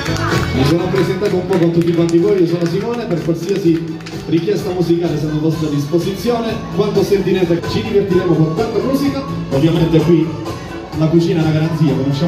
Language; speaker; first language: Italian; native; Italian